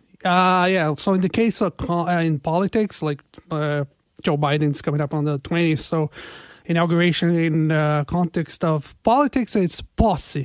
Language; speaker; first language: English; non-native, fluent; Portuguese